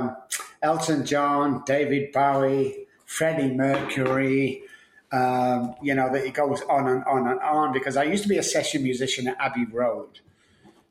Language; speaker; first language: English; native; English